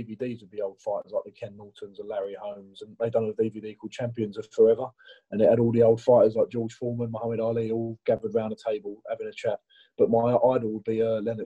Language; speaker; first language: English; native; English